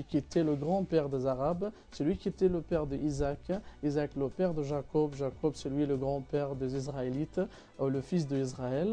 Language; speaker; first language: French; non-native, fluent; Arabic